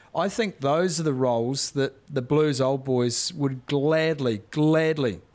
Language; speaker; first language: English; native; English